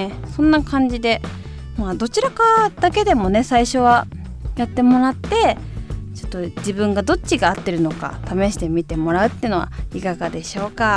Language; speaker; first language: Japanese; native; Japanese